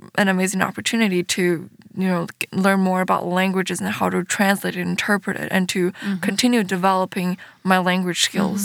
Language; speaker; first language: English; early bilingual, other home language; Chinese